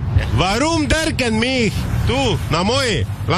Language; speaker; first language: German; non-native, learner; Slovenian